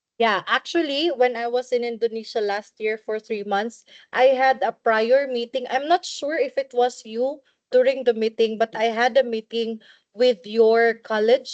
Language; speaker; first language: English; non-native, local second language; Cebuano